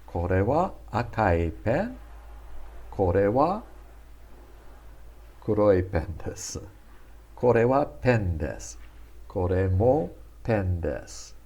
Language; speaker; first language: Japanese; non-native, fluent; English